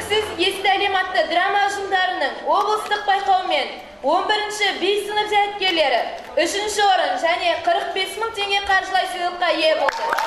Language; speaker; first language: Kazakh; native; Kazakh